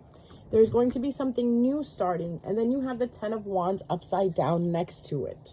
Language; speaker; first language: English; native; English